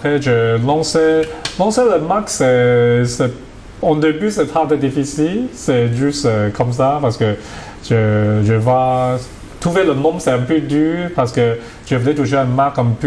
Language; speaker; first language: French; non-native, learner; Cantonese